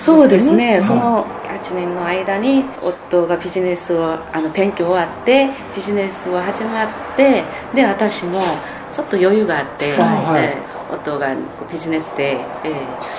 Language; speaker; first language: Japanese; non-native, fluent; Korean